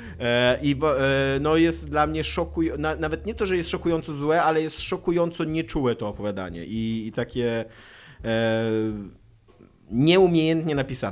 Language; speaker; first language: Polish; native; Polish